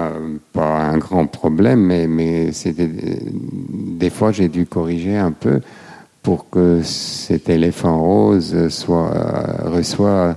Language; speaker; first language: French; non-native, fluent; German